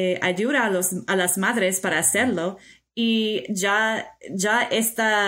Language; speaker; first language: Spanish; non-native, fluent; English